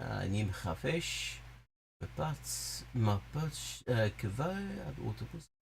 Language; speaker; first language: Hebrew; non-native, learner; English